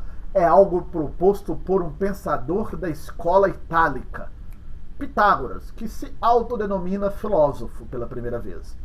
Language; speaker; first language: Portuguese; native; Portuguese